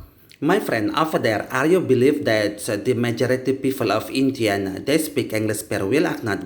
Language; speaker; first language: English; non-native, learner; Indonesian